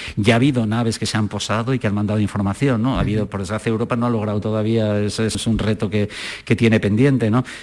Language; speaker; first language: Spanish; native; Spanish